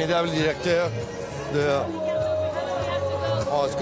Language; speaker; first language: French; non-native, learner; Spanish